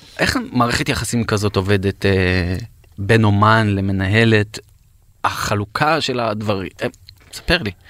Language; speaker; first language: Hebrew; native; Hebrew